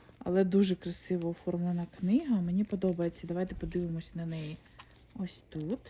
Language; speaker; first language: Ukrainian; non-native, local second language; Russian